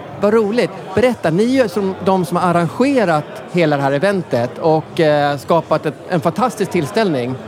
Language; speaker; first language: Swedish; native; Swedish